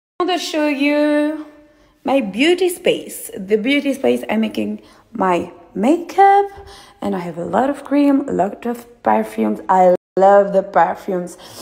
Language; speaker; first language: English; non-native, learner; French